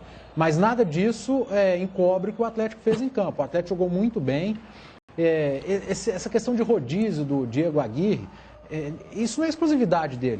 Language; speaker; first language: Portuguese; native; Portuguese